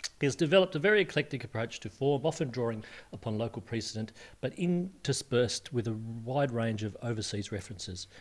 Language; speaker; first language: English; native; English